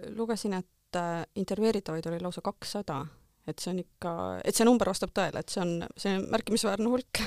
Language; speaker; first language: Estonian; native; Estonian